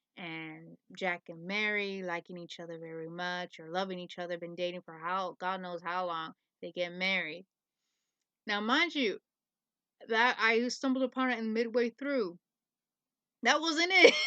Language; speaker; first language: English; native; English